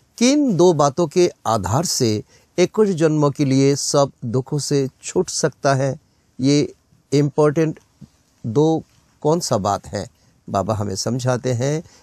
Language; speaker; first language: Hindi; non-native, local second language; Bangla